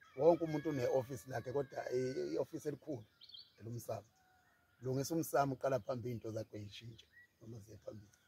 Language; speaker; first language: Zulu; native; Zulu